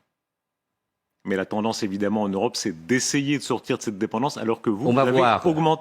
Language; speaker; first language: French; native; French